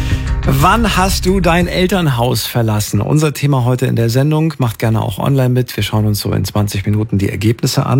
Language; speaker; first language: German; native; German